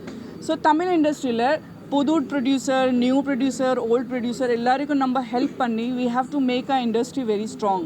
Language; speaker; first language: Tamil; non-native, fluent; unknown